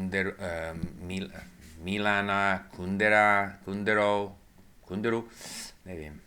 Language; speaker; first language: Czech; non-native, learner; English